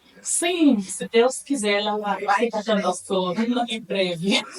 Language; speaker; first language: Portuguese; non-native, learner; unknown